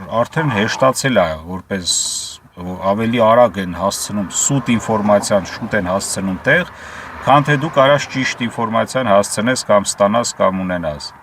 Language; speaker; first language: Armenian; native; Armenian